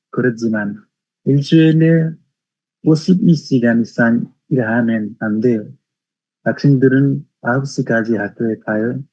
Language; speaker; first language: Korean; non-native, learner; Nepali